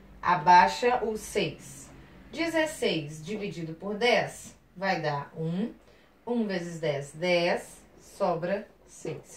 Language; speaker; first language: Portuguese; native; Portuguese